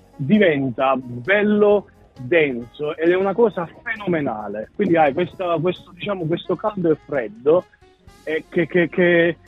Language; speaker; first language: Italian; native; Italian